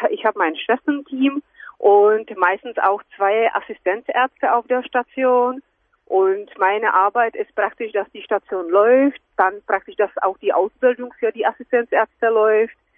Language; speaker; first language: German; non-native, fluent; Czech